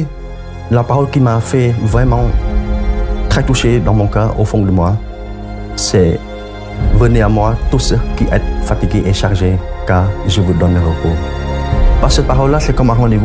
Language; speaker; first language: French; non-native, fluent; Khmer